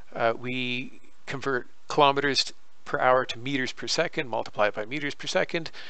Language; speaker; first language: English; native; English